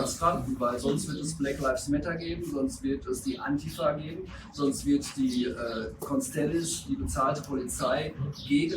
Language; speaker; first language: German; native; German